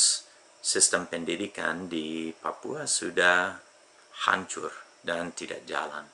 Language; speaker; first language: Indonesian; non-native, fluent; English